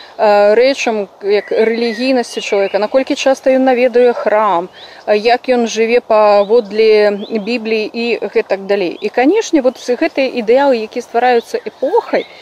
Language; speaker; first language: Belarusian; non-native, local second language; Russian